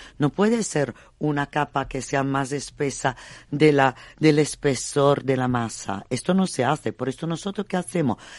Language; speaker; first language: Spanish; non-native, fluent; Italian